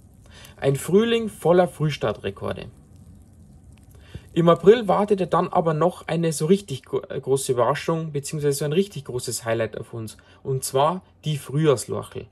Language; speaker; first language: German; native; German